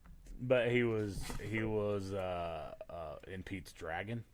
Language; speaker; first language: English; native; English